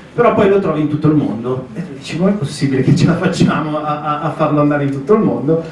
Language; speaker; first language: Italian; native; Italian